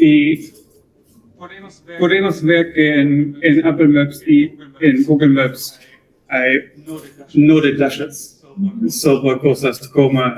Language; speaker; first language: Spanish; non-native, learner; German